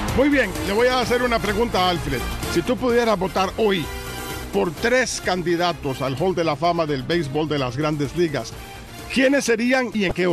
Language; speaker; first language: Spanish; native; Spanish